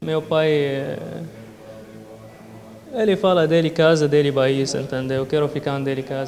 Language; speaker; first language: Portuguese; non-native, learner; Arabic